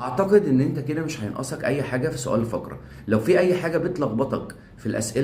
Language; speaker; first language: Arabic; native; Arabic